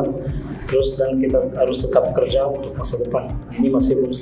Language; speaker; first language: Indonesian; non-native, fluent; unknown